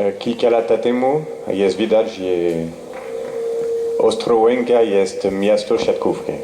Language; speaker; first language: Polish; non-native, learner; French